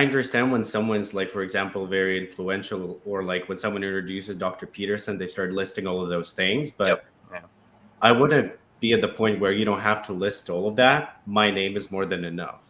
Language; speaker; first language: English; non-native, fluent; Russian